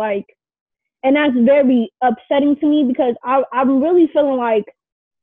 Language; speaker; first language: English; native; English